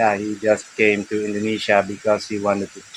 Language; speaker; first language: English; early bilingual, heritage; Dutch